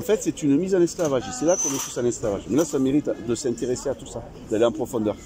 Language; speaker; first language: French; native; French